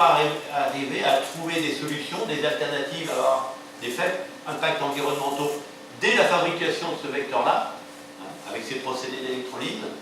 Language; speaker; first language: French; native; French